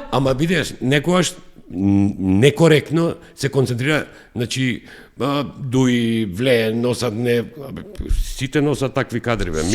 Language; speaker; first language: Macedonian; non-native, local second language; Albanian